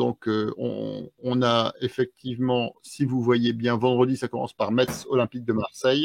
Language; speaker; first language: French; native; French